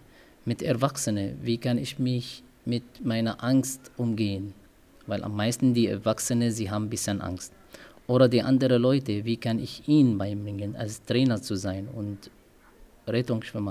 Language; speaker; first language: German; non-native, learner; Arabic